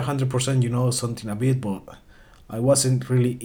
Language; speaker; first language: English; non-native, learner; Spanish